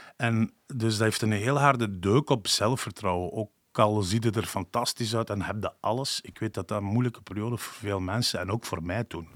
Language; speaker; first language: Dutch; non-native, local second language; Turkish